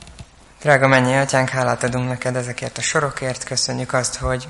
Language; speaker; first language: Hungarian; native; Hungarian